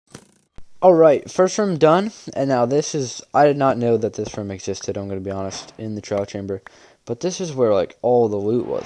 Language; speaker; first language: English; native; English